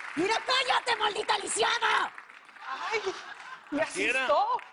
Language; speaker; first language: Spanish; early bilingual, heritage; Spanish